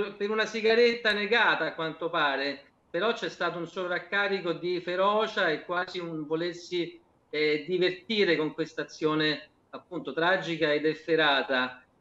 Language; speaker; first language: Italian; native; Italian